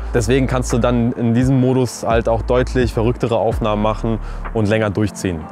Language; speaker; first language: German; early bilingual, other home language; Russian